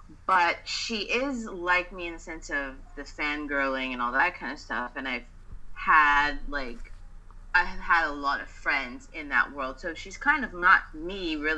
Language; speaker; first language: English; native; English